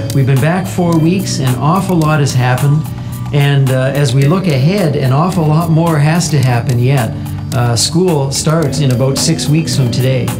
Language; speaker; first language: English; native; English